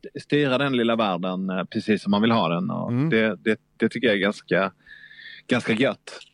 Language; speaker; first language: Swedish; native; Swedish